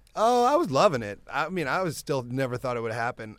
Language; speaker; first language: English; native; English